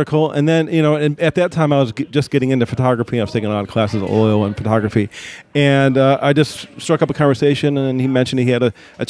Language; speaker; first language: English; native; English